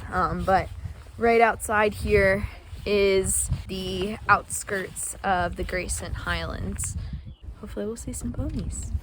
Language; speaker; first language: English; native; English